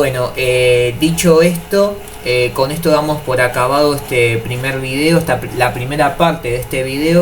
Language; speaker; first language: Spanish; native; Spanish